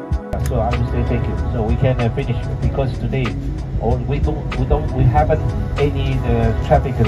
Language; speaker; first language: English; non-native, learner; Chinese